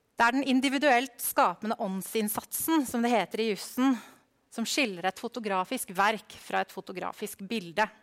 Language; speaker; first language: Norwegian; native; Norwegian